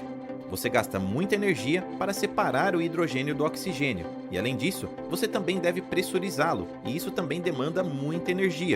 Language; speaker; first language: Portuguese; native; Portuguese